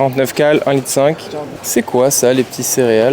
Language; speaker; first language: French; native; French